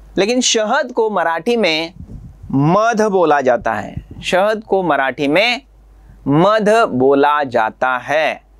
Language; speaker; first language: Hindi; non-native, local second language; Marathi